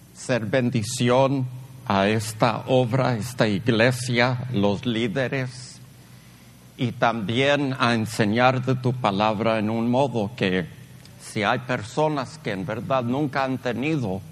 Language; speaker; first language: Spanish; early bilingual, heritage; Spanish